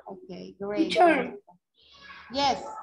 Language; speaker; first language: English; non-native, fluent; Spanish